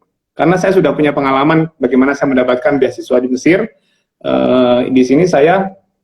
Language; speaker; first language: Indonesian; non-native, local second language; Javanese